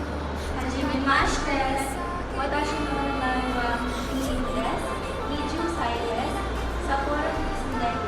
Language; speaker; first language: Japanese; non-native, learner; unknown